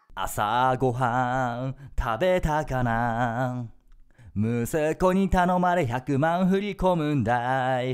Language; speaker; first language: Japanese; native; Japanese